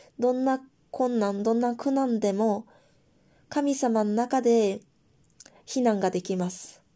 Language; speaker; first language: Japanese; non-native, fluent; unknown